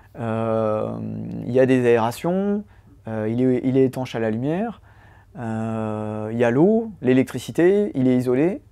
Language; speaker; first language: French; native; French